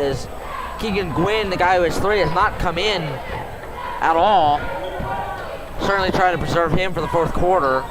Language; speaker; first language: English; native; English